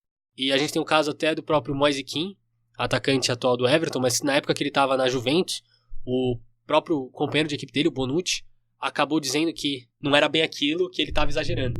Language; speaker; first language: Portuguese; native; Portuguese